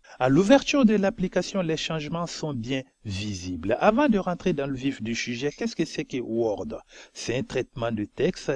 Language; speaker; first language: French; non-native, local second language; Bambara